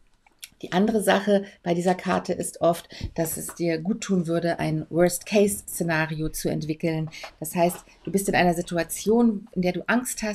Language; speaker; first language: German; native; German